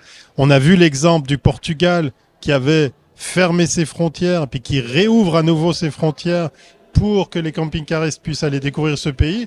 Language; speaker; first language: French; native; French